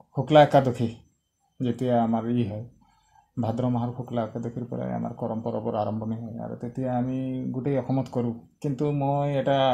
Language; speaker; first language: Assamese; non-native, local second language; Sadri